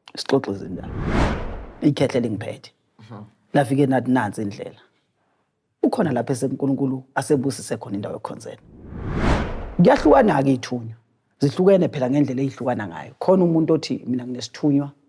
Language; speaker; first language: Zulu; native; Zulu